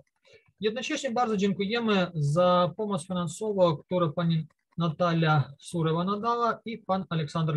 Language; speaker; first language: Polish; non-native, learner; Ukrainian